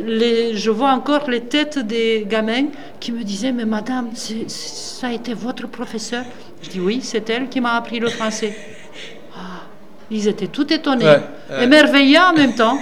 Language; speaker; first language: French; non-native, fluent; Romanian